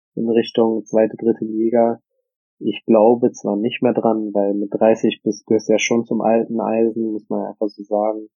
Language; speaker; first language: German; native; German